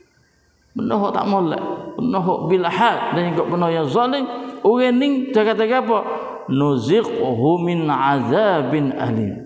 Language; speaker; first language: Malay; native; Malay